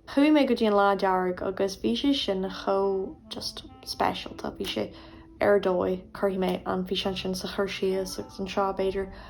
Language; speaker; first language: Irish; non-native, local second language; English